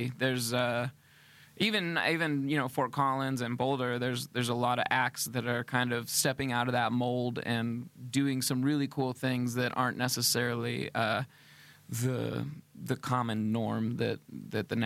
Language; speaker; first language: English; native; English